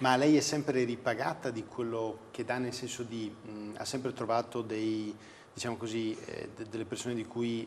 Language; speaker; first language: Italian; native; Italian